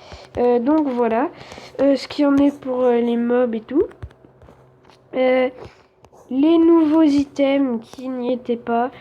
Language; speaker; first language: French; native; French